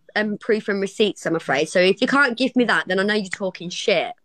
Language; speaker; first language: English; native; English